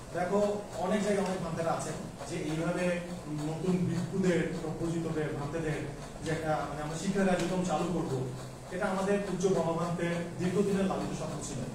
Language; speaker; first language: Bangla; non-native, local second language; Chakma